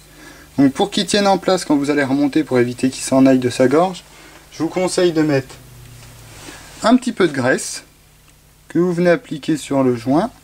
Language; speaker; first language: French; native; French